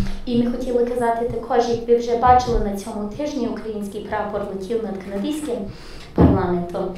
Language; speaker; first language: Ukrainian; early bilingual, heritage; English